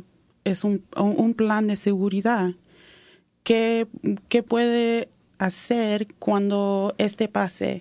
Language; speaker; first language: Spanish; early bilingual, heritage; Spanish